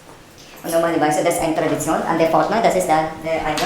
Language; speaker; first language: German; non-native, learner; Filipino